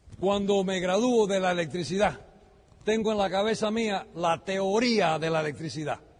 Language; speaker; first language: Spanish; early bilingual, heritage; Spanish